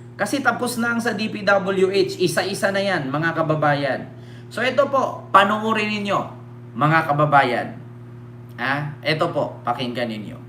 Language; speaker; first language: Filipino; native; Filipino